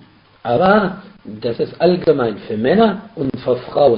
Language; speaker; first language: German; non-native, fluent; Arabic